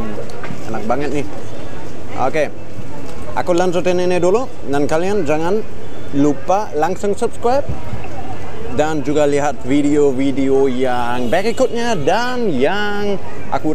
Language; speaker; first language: Indonesian; non-native, fluent; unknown